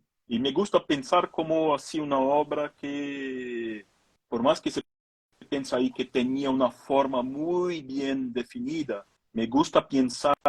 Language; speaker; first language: Spanish; non-native, fluent; Portuguese